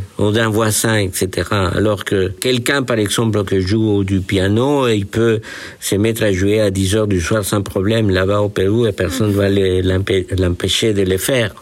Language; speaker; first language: French; non-native, fluent; Spanish